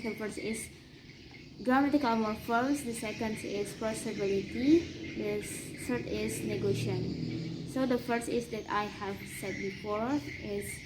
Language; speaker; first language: English; non-native, learner; Indonesian